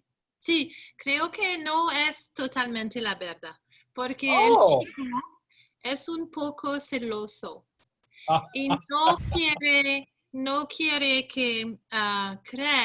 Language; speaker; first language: Spanish; non-native, learner; English